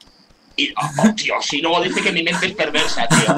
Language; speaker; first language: Spanish; native; Spanish